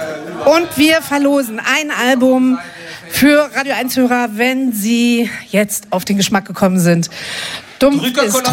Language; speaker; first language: German; native; German